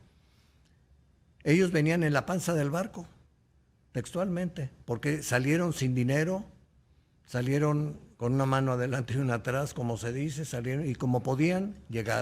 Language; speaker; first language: Spanish; native; Spanish